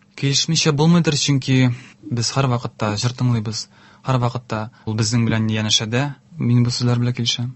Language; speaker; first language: Tatar; native; Tatar